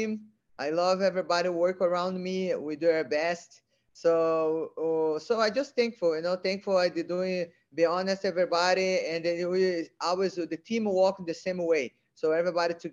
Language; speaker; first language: English; non-native, learner; Portuguese